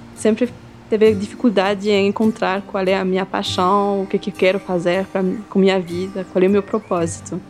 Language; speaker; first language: Portuguese; non-native, fluent; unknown